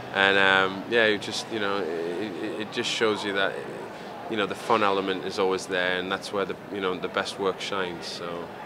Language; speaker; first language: English; native; English